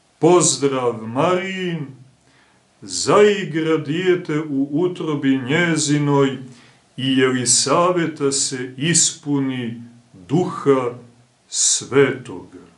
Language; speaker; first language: Serbian; native; Serbian